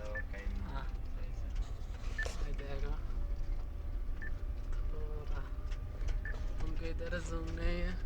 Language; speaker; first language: Hindi; non-native, local second language; Malayalam